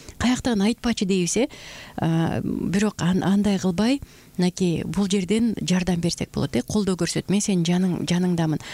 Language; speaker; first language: Kyrgyz; native; Kyrgyz